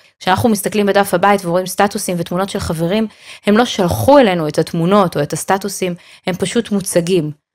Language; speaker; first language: Hebrew; native; Hebrew